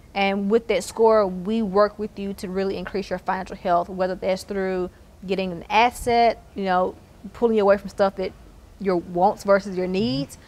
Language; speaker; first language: English; native; English